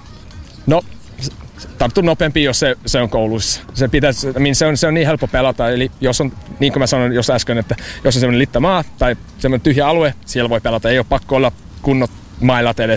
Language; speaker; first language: Finnish; non-native, learner; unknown